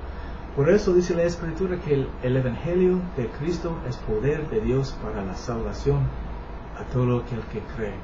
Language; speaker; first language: Spanish; non-native, learner; English